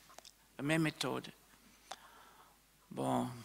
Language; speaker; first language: French; non-native, fluent; German